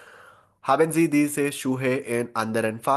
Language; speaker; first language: German; non-native, learner; Hindi